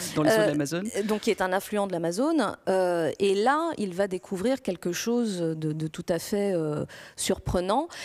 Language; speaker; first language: French; non-native, fluent; Greek